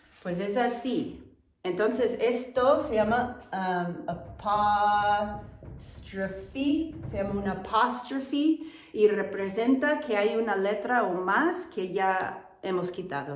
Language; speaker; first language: Spanish; non-native, fluent; English